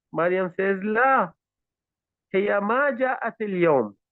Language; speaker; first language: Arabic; non-native, fluent; Hindi